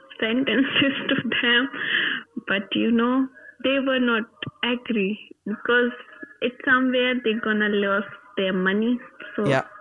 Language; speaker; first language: English; non-native, local second language; Hindi